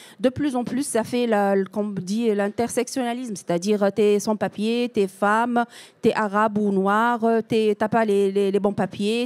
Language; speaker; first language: French; non-native, local second language; Arabic